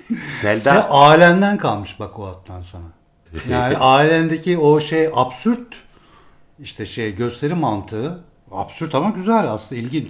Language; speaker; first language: Turkish; native; Turkish